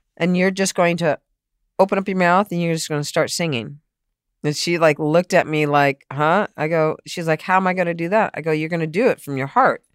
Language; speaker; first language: English; native; English